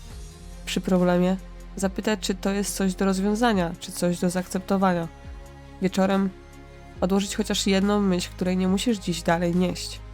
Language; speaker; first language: Polish; native; Polish